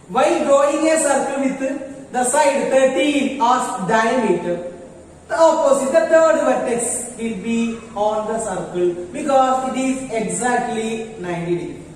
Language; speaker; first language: English; non-native, local second language; Malayalam